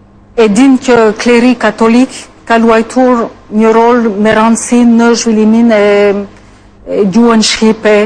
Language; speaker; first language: Albanian; non-native, fluent; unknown